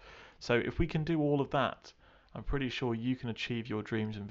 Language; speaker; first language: English; native; English